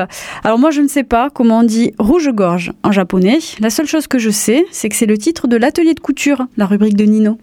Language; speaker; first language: French; native; French